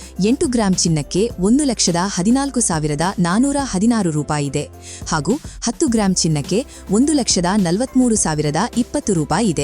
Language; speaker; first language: Kannada; native; Kannada